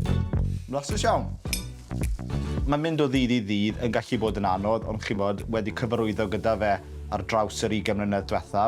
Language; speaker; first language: Welsh; native; Welsh